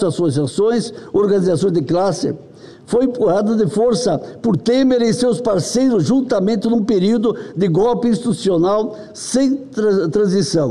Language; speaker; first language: Portuguese; native; Portuguese